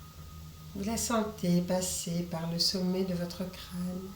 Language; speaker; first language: French; native; French